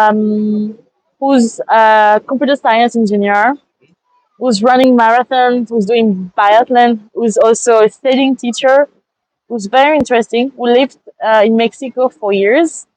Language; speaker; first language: English; non-native, fluent; French